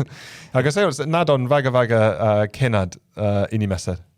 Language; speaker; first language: Estonian; non-native, fluent; English